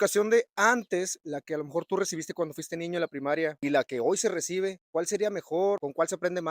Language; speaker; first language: Spanish; native; Spanish